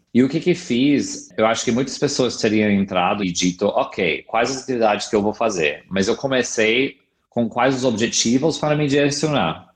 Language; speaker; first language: Portuguese; non-native, fluent; English